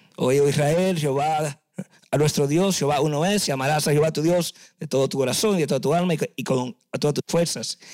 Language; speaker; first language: Spanish; early bilingual, heritage; Spanish